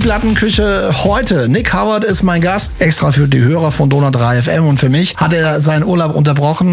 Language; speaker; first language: German; native; German